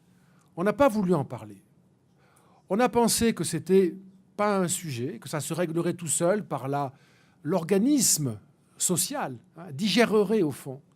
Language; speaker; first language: French; native; French